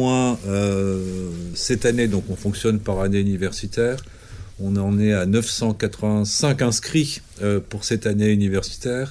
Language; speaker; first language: French; native; French